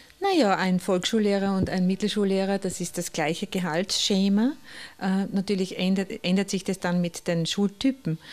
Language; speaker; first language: German; native; German